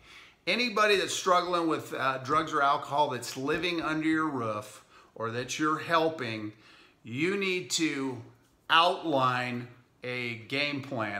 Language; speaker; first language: English; native; English